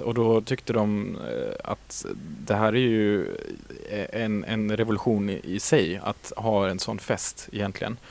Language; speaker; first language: Swedish; native; Swedish